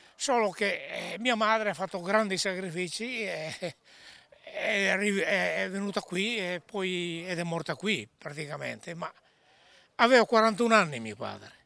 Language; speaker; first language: Italian; native; Italian